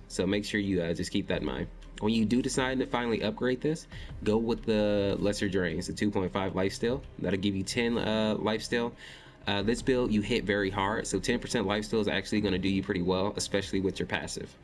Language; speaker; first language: English; native; English